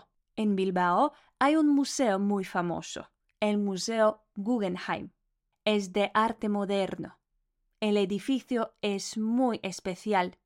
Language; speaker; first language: Spanish; non-native, fluent; Polish